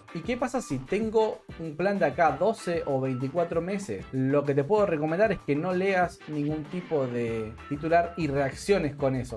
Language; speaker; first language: Spanish; native; Spanish